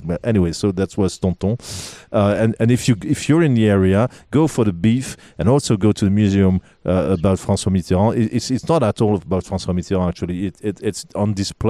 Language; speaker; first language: English; non-native, fluent; French